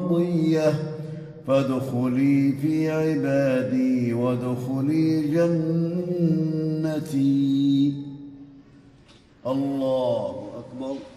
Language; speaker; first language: Arabic; native; Arabic